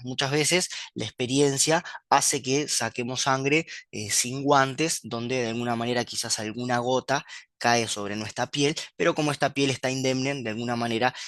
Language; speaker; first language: Spanish; native; Spanish